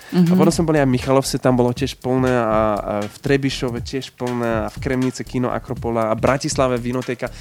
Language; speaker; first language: Slovak; non-native, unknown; Dutch